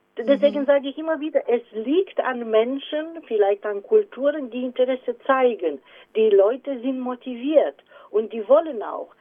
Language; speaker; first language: German; non-native, fluent; Romanian